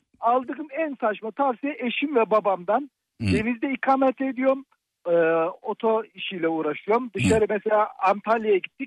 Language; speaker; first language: Turkish; native; Turkish